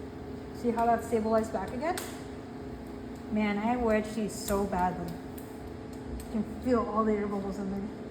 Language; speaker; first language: English; native; English